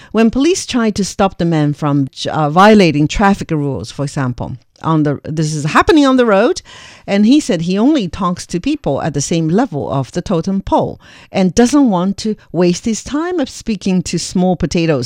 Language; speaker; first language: English; non-native, fluent; Chinese